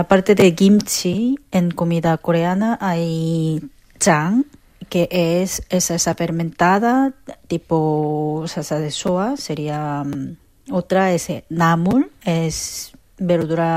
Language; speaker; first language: Spanish; non-native, learner; Korean